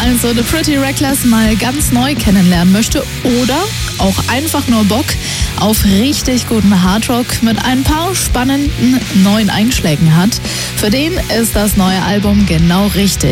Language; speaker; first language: German; native; German